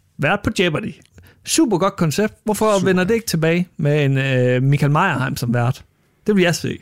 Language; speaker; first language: Danish; native; Danish